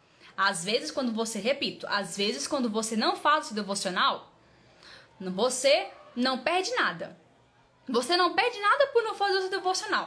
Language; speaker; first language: Portuguese; native; Portuguese